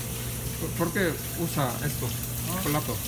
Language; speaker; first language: Spanish; non-native, learner; Korean